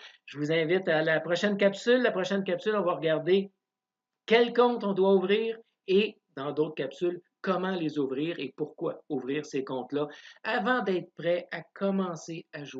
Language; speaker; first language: French; native; French